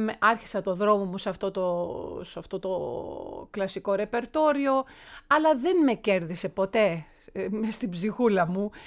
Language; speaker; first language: Greek; early bilingual, heritage; Greek